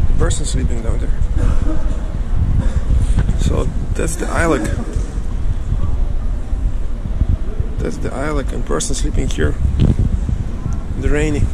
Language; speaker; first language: English; non-native, fluent; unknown